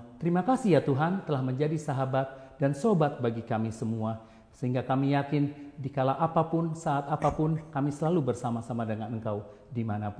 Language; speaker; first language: Indonesian; native; Indonesian